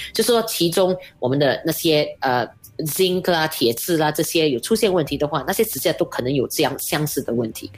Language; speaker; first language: Chinese; native; Chinese